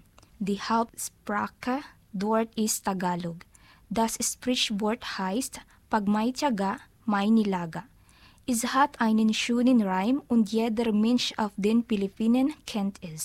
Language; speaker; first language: German; non-native, learner; Filipino